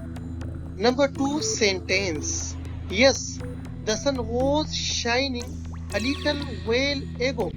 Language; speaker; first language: English; non-native, local second language; Urdu